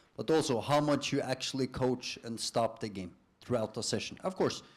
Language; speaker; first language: English; non-native, fluent; Norwegian